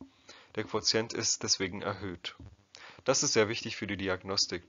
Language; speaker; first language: German; non-native, fluent; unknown